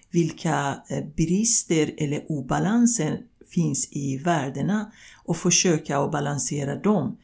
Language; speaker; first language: Swedish; non-native, fluent; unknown